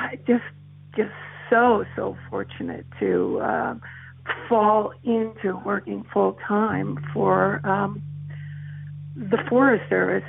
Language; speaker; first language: English; native; English